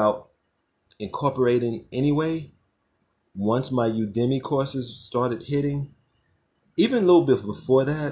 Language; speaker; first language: English; native; English